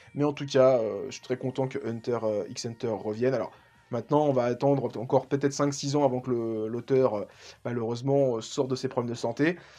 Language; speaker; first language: French; native; French